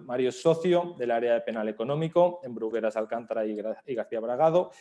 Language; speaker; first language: Spanish; native; Spanish